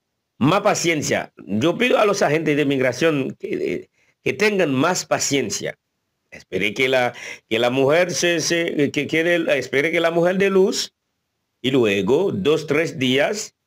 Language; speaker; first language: Spanish; non-native, fluent; Haitian Creole